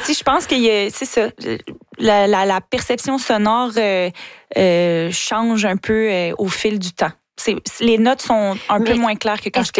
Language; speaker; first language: French; native; French